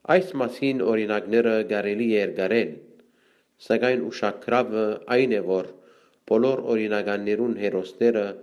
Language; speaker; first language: Armenian; early bilingual, heritage; Armenian